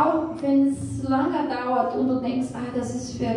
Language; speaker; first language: German; non-native, fluent; Portuguese